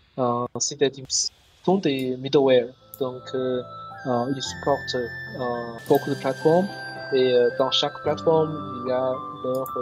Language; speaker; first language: French; non-native, learner; Chinese